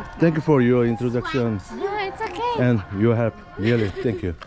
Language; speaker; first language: English; non-native, learner; Korean